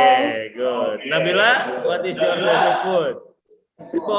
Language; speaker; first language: English; non-native, fluent; Indonesian